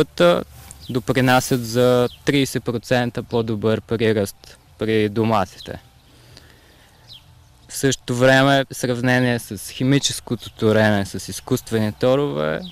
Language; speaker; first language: Bulgarian; native; Bulgarian